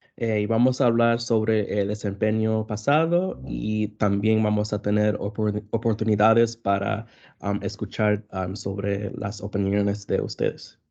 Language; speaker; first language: Spanish; early bilingual, other home language; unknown